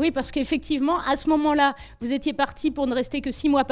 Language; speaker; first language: French; native; French